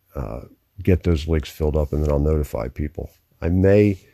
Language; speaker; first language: English; native; English